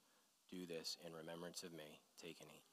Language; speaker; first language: English; native; English